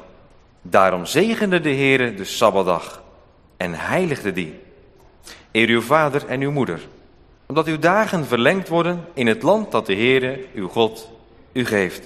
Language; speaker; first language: Dutch; native; Dutch